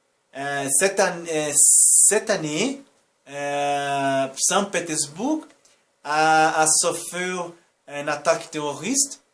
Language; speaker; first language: French; non-native, learner; Portuguese